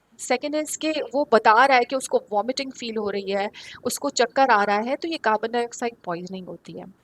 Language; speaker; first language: Urdu; native; Urdu